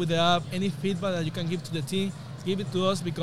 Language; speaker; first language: English; non-native, fluent; Spanish